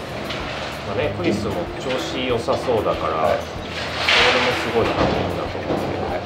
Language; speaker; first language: Japanese; native; Japanese